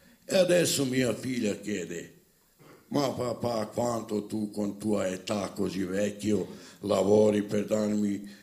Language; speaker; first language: Italian; non-native, learner; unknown